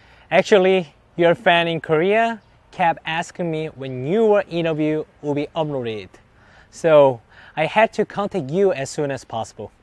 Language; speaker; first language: English; non-native, fluent; Korean